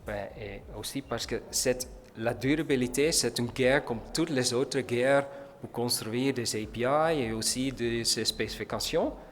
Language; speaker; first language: French; non-native, learner; Dutch